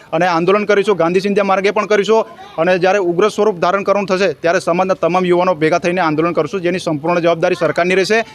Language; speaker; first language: Gujarati; non-native, local second language; Bhili